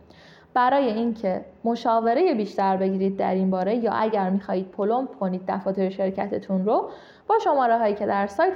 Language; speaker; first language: Persian; native; Persian